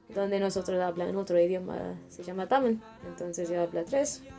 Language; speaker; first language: Spanish; non-native, learner; Telugu